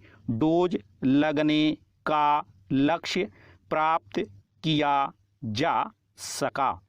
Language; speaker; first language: Hindi; native; Hindi